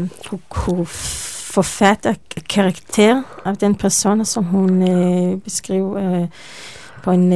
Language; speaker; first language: Danish; non-native, learner; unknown